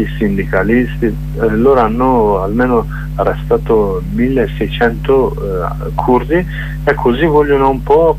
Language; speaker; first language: Italian; non-native, learner; Kurdish